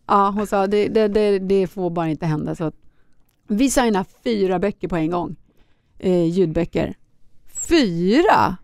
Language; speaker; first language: Swedish; native; Swedish